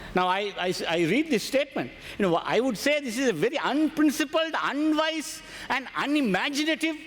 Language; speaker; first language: English; non-native, local second language; Sinhala